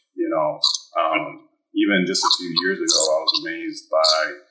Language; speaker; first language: English; early bilingual, other home language; German